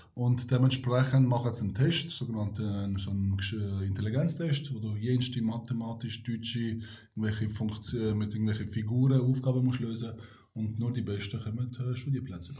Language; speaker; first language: German; early bilingual, other home language; Albanian